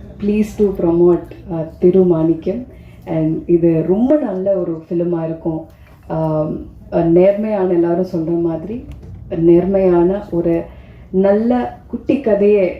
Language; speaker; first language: Tamil; non-native, fluent; Malayalam